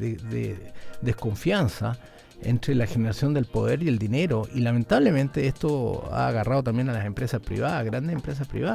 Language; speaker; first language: Spanish; native; Spanish